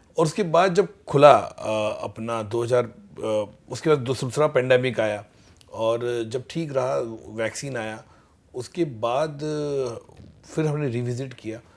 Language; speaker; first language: Hindi; native; Hindi